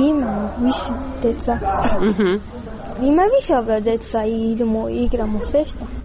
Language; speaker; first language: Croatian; non-native, learner; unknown